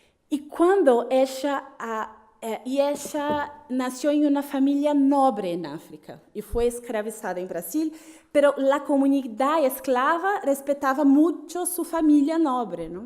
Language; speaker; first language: Spanish; non-native, fluent; Portuguese